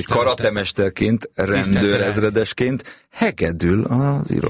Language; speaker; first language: Hungarian; native; Hungarian